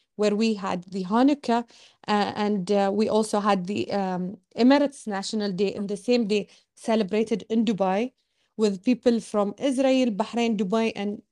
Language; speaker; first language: English; non-native, fluent; Arabic